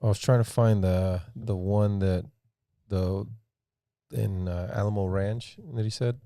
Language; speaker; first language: English; native; English